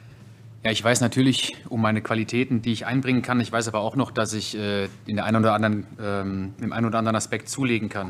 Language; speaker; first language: German; native; German